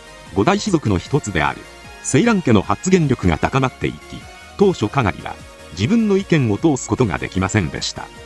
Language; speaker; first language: Japanese; native; Japanese